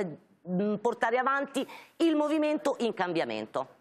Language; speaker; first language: Italian; native; Italian